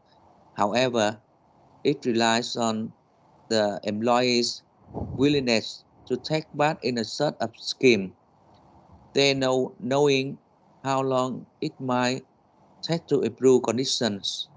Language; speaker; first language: English; non-native, learner; Vietnamese